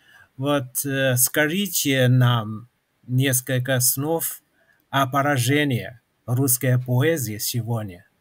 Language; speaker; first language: Russian; non-native, fluent; Chinese